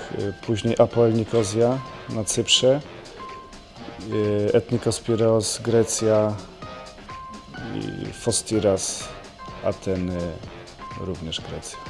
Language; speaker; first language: Polish; native; Polish